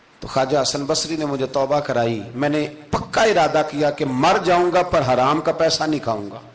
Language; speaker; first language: Urdu; non-native, local second language; Punjabi